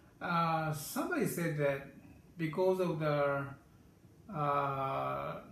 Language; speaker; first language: English; non-native, learner; Japanese